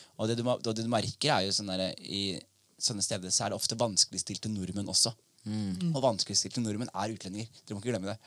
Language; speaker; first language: Norwegian; early bilingual, other home language; Somali